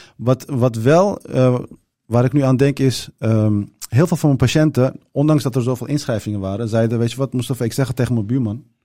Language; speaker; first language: Dutch; early bilingual, other home language; Turkish